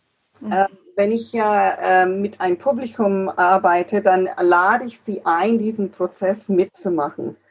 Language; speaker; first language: German; non-native, fluent; English